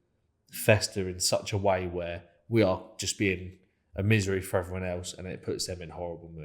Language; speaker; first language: English; native; English